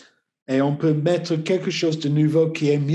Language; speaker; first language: French; non-native, learner; English